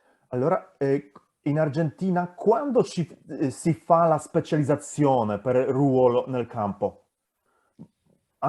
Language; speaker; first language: Italian; non-native, fluent; Polish